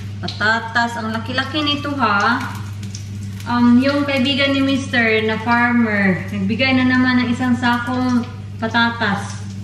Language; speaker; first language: Filipino; native; Filipino